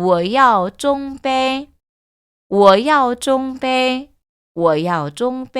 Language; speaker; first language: Chinese; non-native, fluent; Korean